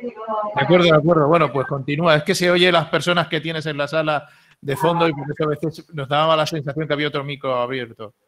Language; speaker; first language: Spanish; native; Spanish